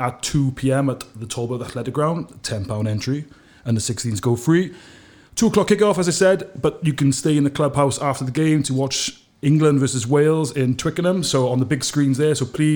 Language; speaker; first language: English; native; English